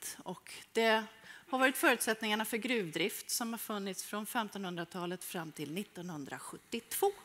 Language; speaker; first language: Swedish; native; Swedish